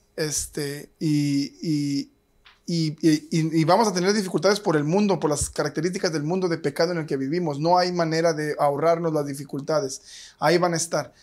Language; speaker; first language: Spanish; native; Spanish